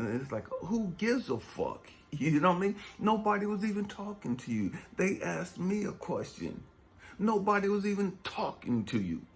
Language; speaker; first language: English; native; English